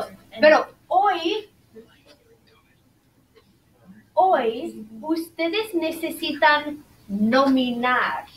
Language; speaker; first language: Spanish; non-native, fluent; English